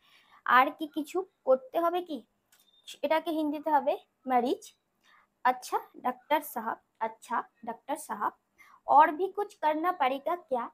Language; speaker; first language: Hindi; non-native, local second language; Bangla